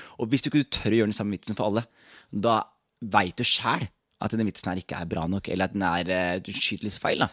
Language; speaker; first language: Norwegian; native; Norwegian